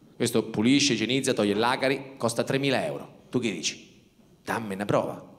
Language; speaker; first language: Italian; native; Italian